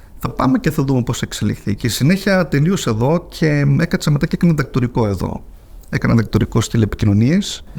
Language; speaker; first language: Greek; early bilingual, heritage; Greek